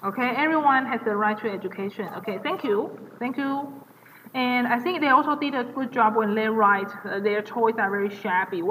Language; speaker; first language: English; non-native, fluent; Chinese